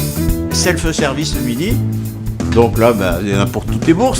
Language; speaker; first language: French; native; French